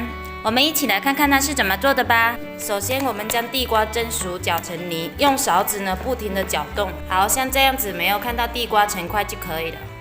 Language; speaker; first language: Chinese; non-native, local second language; Min Nan Chinese